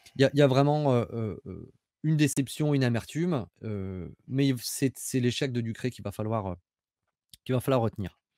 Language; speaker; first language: French; native; French